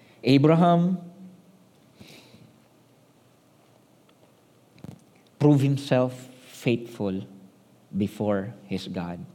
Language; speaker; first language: English; non-native, local second language; Filipino